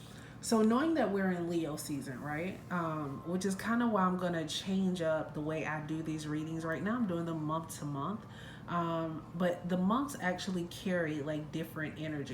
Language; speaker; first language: English; native; English